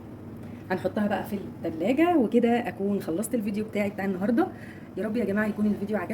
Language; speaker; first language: Arabic; native; Arabic